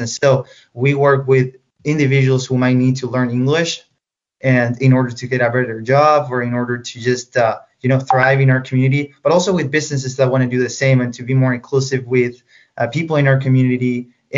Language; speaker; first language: English; non-native, fluent; Spanish